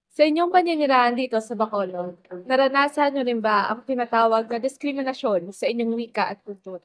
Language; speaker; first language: Filipino; non-native, local second language; Hiligaynon